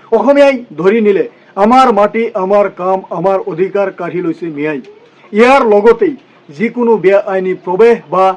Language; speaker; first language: Assamese; non-native, local second language; Bangla